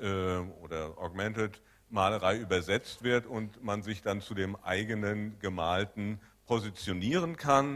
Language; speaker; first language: German; native; German